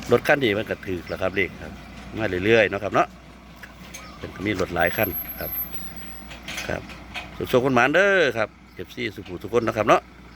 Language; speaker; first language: Thai; native; Thai